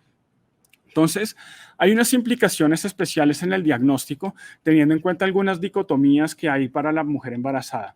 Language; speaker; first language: Spanish; native; Spanish